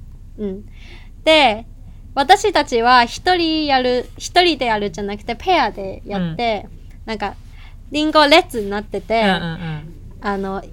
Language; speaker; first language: Japanese; non-native, fluent; Cantonese